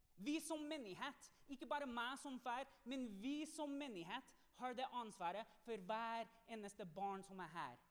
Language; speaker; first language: Norwegian; non-native, fluent; English